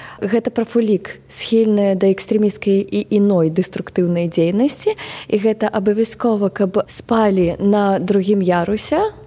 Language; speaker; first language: Belarusian; non-native, local second language; Russian